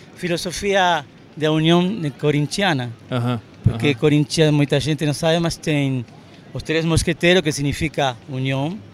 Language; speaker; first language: Portuguese; non-native, fluent; Arabic